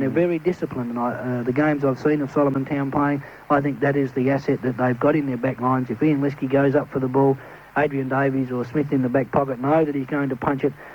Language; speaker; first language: English; native; English